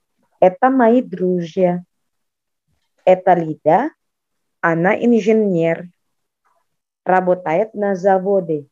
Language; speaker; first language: Russian; non-native, fluent; Indonesian